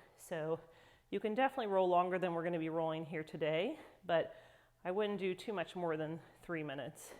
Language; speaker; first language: English; native; English